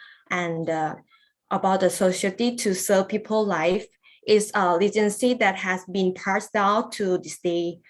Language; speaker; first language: English; non-native, learner; Lao